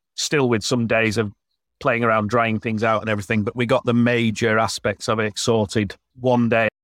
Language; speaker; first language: English; native; English